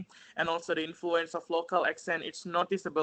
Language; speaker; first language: English; non-native, fluent; Indonesian